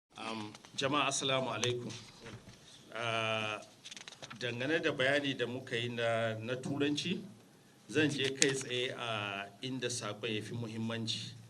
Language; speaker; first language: Hausa; native; Hausa